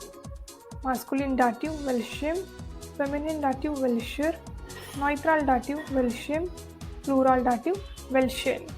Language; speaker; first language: German; non-native, fluent; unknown